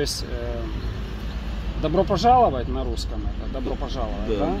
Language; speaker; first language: Russian; native; Russian